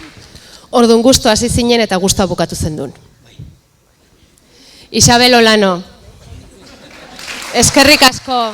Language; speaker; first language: Basque; native; Basque